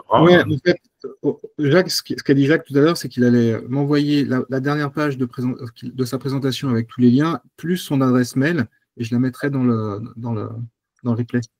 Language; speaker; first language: French; native; French